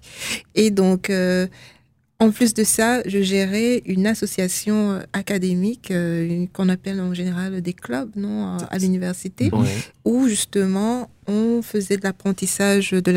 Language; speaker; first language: French; non-native, learner; Russian